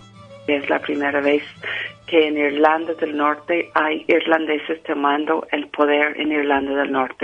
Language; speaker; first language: Spanish; non-native, fluent; English